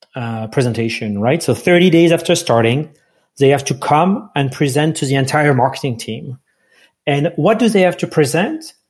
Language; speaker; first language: English; non-native, fluent; French